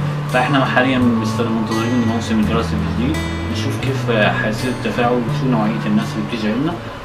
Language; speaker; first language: Arabic; native; Arabic